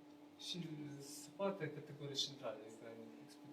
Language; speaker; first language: Romanian; non-native, learner; Ukrainian